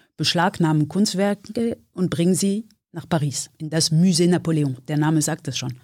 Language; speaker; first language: German; non-native, fluent; French